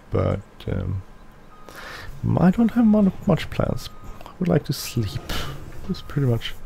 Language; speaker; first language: English; non-native, fluent; Swedish